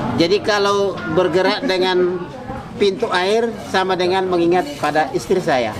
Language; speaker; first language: Indonesian; native; Indonesian